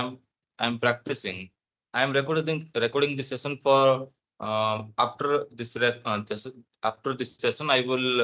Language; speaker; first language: English; non-native, learner; Odia